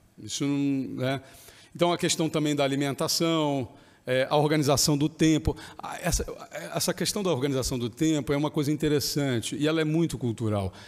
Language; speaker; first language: Portuguese; native; Portuguese